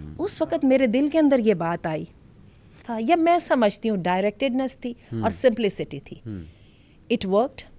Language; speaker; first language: Urdu; native; Urdu